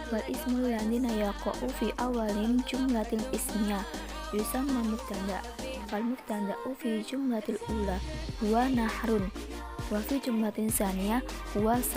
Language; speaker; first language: Arabic; non-native, learner; Indonesian